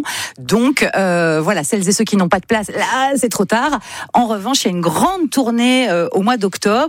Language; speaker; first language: French; native; French